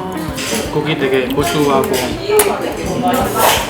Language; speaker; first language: Korean; non-native, fluent; Vietnamese